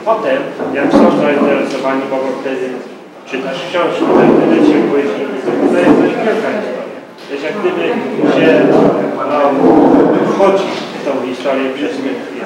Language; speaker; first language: Polish; early bilingual, heritage; Polish